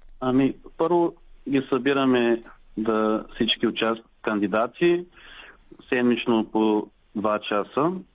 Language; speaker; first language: Bulgarian; native; Bulgarian